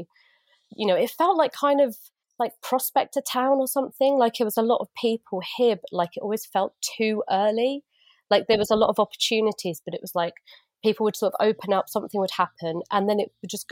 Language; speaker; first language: English; native; English